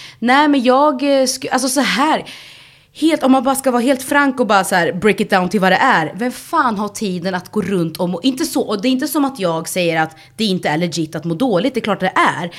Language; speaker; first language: Swedish; early bilingual, other home language; Spanish